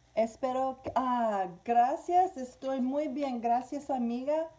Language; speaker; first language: Spanish; non-native, learner; English